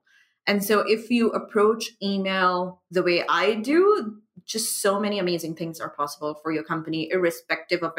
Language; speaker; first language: English; non-native, local second language; Urdu